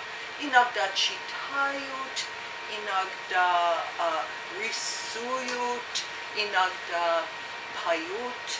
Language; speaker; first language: Russian; non-native, learner; English